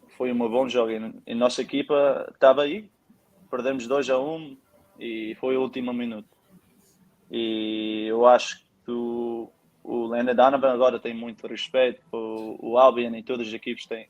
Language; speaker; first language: Portuguese; early bilingual, heritage; Portuguese